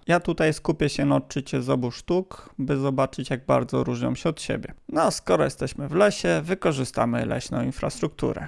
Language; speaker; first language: Polish; native; Polish